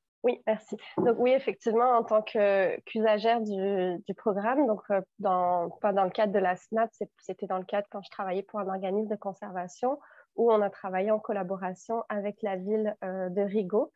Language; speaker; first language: French; native; French